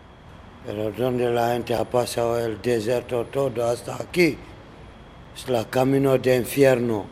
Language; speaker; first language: Spanish; non-native, learner; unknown